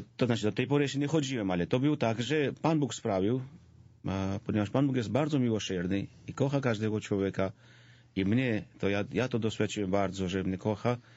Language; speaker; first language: Polish; non-native, fluent; Georgian